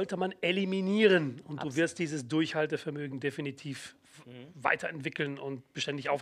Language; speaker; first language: German; native; German